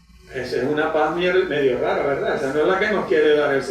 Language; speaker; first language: Spanish; native; Spanish